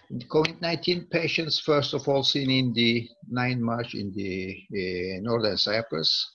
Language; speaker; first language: English; non-native, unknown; Turkish